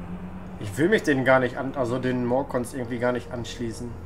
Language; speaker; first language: German; native; German